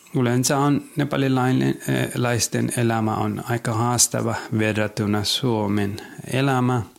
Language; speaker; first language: Finnish; non-native, learner; Nepali